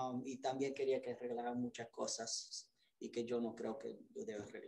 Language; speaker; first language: Spanish; early bilingual, other home language; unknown